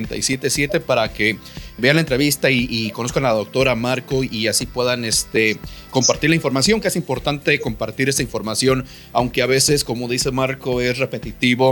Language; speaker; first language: Spanish; native; Spanish